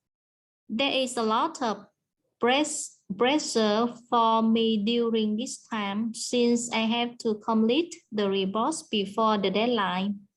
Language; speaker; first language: English; non-native, learner; Vietnamese